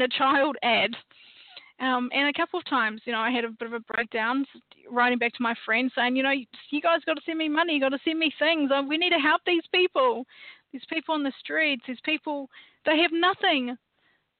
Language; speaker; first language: English; native; English